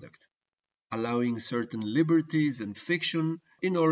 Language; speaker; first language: English; early bilingual, other home language; Spanish